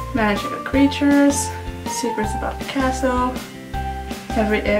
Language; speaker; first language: English; non-native, fluent; German